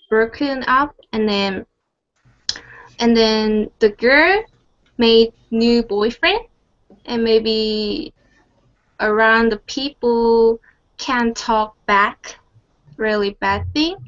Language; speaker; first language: English; non-native, learner; Korean